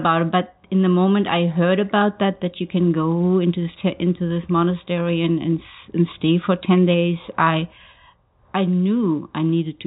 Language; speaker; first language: English; non-native, fluent; German